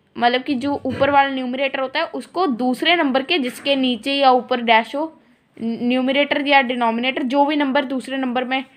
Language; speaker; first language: Hindi; non-native, local second language; Punjabi